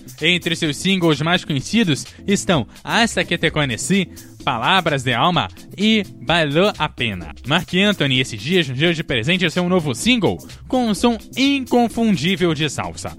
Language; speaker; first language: Portuguese; native; Portuguese